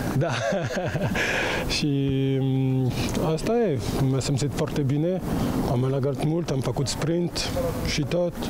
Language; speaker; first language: Romanian; non-native, learner; French